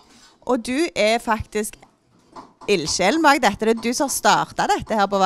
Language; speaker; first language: Norwegian; native; Norwegian